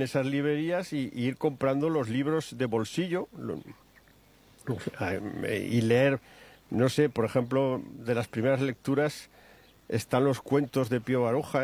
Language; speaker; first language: Spanish; native; Spanish